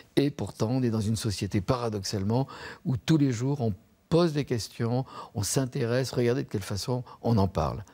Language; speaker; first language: French; native; French